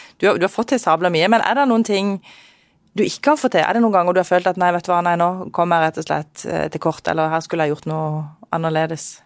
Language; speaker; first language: Norwegian; native; Norwegian